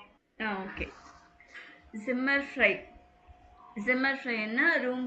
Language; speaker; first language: German; non-native, fluent; Tamil